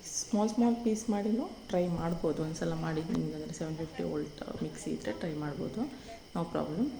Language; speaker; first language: Kannada; non-native, local second language; Tulu